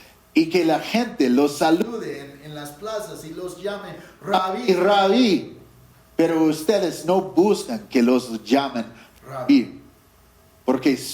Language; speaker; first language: Spanish; non-native, fluent; English